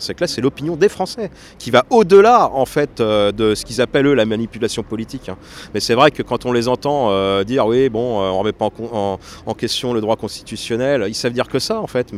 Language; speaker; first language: French; native; French